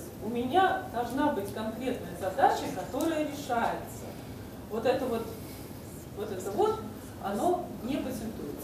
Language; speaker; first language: Russian; native; Russian